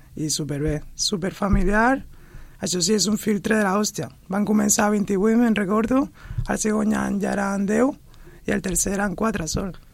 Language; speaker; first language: Catalan; non-native, fluent; Spanish